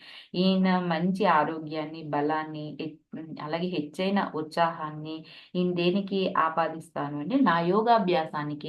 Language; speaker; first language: Telugu; native; Telugu